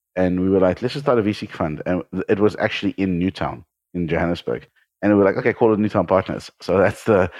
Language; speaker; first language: English; native; English